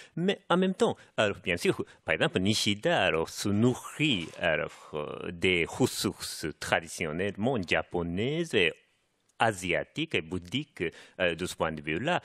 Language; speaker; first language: French; non-native, fluent; Japanese